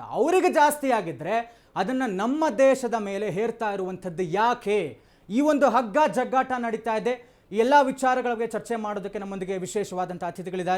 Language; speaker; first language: Kannada; native; Kannada